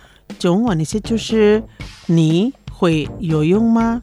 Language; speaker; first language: Chinese; non-native, fluent; Indonesian